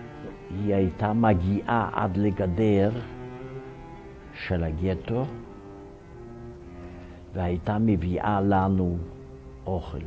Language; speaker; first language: Hebrew; non-native, fluent; Ukrainian